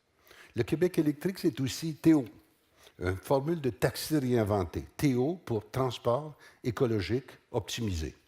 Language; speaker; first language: French; native; French